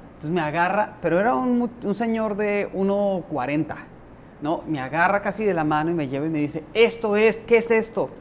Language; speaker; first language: Spanish; native; Spanish